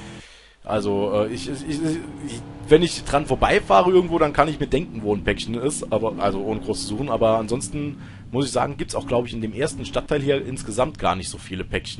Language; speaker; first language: German; native; German